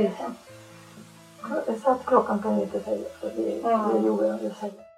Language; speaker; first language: Swedish; non-native, learner; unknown